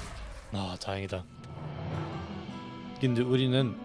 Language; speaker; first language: Korean; non-native, fluent; German